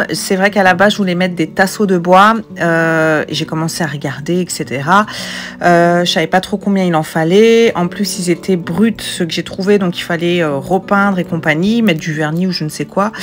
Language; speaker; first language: French; native; French